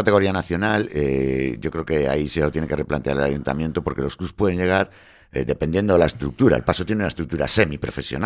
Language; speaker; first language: Spanish; native; Spanish